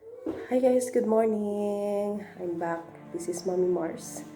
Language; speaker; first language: English; non-native, local second language; Filipino